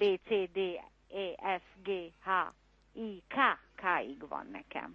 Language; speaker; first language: Hungarian; early bilingual, heritage; Hungarian